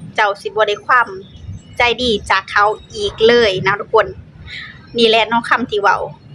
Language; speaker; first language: Thai; native; Thai